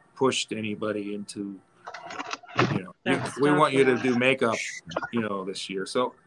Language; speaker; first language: English; native; English